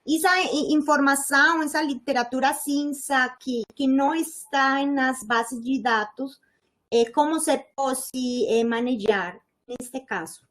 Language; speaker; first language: Portuguese; non-native, learner; Spanish